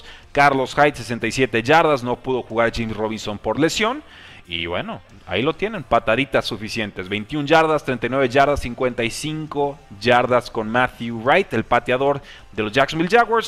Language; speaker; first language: Spanish; native; Spanish